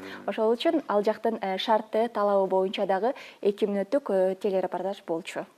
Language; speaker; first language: Kyrgyz; native; Kyrgyz